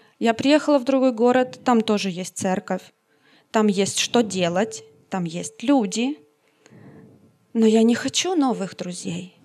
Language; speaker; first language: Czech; non-native, learner; Russian